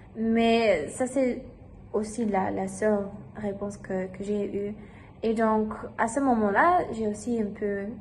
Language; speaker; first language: French; non-native, learner; German